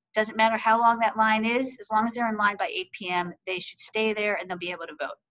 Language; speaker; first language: English; native; English